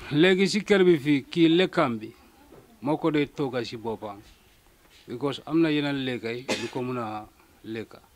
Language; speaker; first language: Wolof; native; Wolof